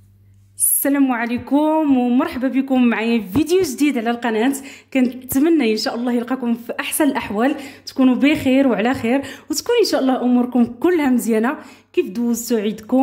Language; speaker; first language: Arabic; native; Arabic